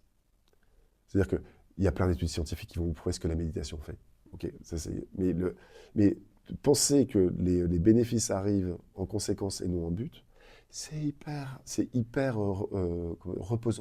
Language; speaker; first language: French; native; French